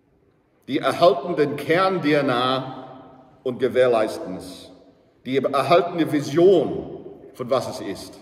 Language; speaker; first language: German; non-native, learner; English